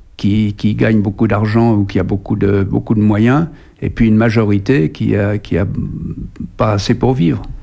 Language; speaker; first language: French; native; French